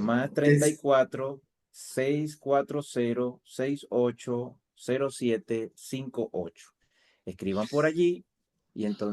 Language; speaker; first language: Spanish; native; Spanish